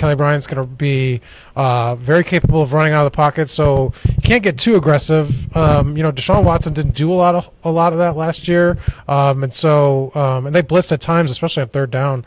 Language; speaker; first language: English; native; English